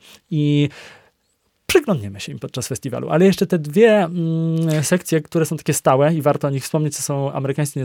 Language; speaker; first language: Polish; native; Polish